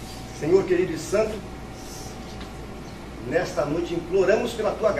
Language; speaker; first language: Portuguese; native; Portuguese